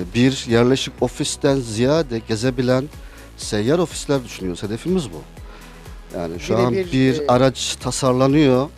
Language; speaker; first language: Turkish; native; Turkish